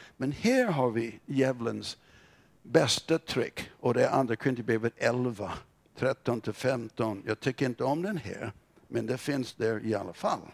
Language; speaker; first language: Swedish; non-native, fluent; English